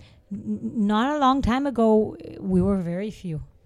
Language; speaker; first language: English; non-native, fluent; Spanish